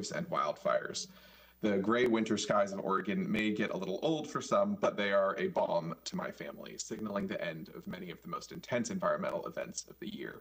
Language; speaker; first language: English; non-native, fluent; Korean